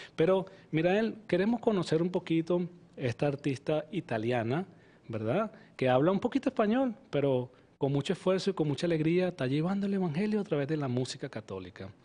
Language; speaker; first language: Spanish; native; Spanish